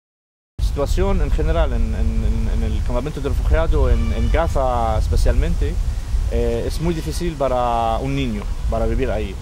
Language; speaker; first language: Spanish; non-native, fluent; Arabic